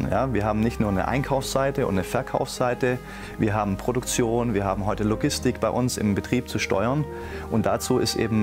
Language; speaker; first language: German; native; German